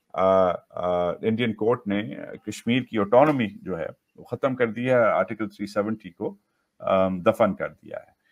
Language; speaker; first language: Urdu; native; Urdu